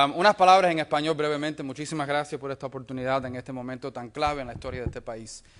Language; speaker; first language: Spanish; early bilingual, other home language; English